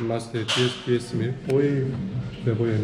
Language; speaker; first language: Spanish; non-native, learner; Korean